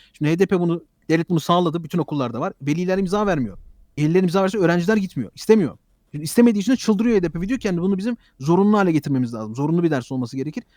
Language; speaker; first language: Turkish; early bilingual, heritage; Turkish